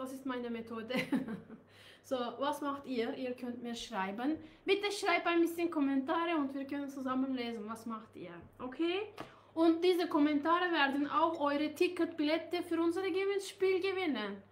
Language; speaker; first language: German; non-native, learner; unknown